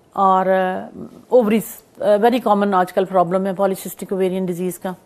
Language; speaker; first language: Urdu; non-native, local second language; Punjabi